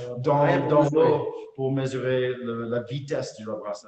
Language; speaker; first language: French; non-native, fluent; English